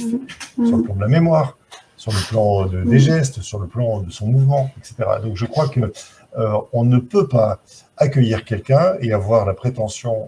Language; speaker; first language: French; native; French